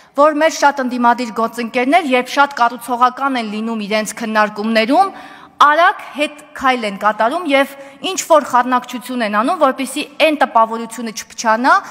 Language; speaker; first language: Armenian; native; Armenian